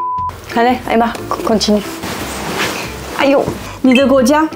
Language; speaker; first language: Chinese; non-native, fluent; French